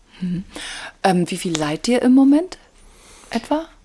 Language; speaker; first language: German; native; German